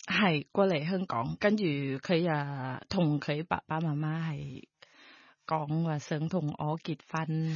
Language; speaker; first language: Cantonese; non-native, learner; Thai